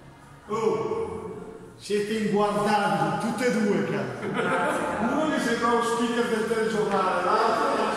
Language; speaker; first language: Italian; native; Italian